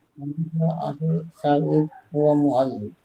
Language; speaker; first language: Arabic; non-native, learner; Divehi